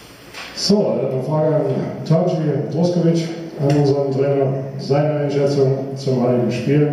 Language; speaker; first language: German; native; German